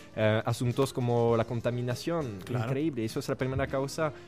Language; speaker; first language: Spanish; non-native, fluent; French